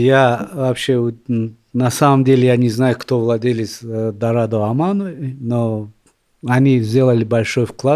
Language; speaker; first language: Russian; non-native, local second language; Tajik